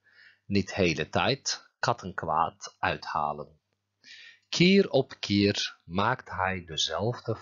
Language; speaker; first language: Dutch; non-native, fluent; Turkish